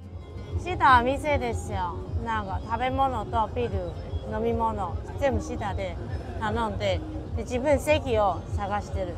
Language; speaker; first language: Japanese; non-native, fluent; Chinese